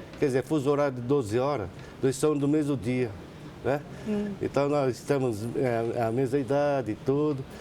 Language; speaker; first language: Portuguese; early bilingual, other home language; Japanese